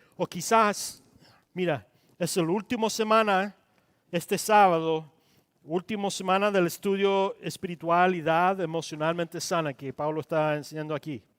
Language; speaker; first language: Spanish; non-native, local second language; English